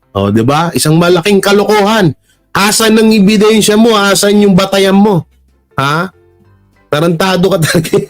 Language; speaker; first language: Filipino; non-native, local second language; Hiligaynon